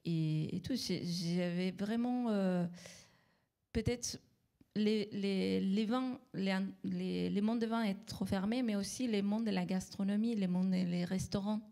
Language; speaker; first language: French; non-native, fluent; Spanish